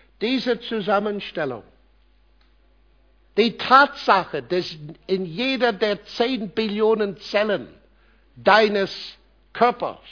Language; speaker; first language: German; non-native, fluent; English